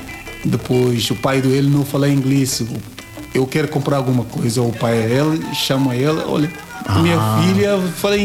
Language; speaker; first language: Portuguese; non-native, learner; Yoruba